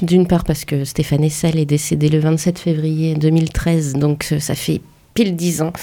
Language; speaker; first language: French; native; French